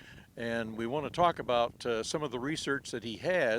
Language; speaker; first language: English; native; English